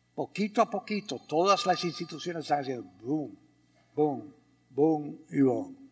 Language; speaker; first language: Spanish; early bilingual, heritage; Spanish